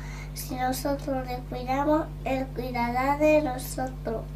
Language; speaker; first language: Spanish; native; Spanish